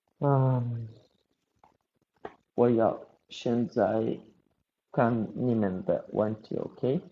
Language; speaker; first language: Chinese; non-native, learner; Portuguese